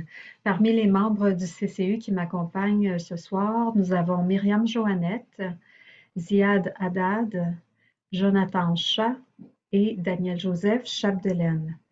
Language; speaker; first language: French; native; French